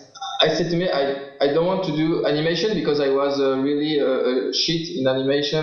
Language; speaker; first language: English; non-native, learner; French